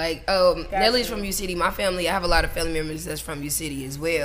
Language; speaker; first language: English; native; English